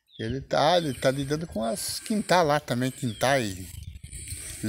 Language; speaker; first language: Portuguese; native; Portuguese